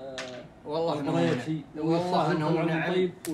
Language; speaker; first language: Arabic; native; Arabic